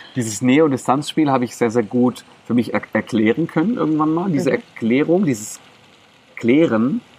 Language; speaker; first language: German; non-native, local second language; Greek